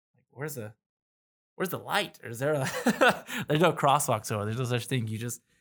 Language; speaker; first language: English; native; English